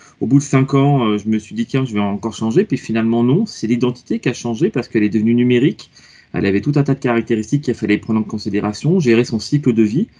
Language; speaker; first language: French; native; French